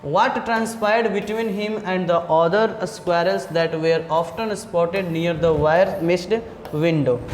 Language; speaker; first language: English; non-native, local second language; Hindi